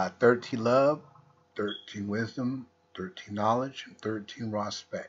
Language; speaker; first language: English; native; English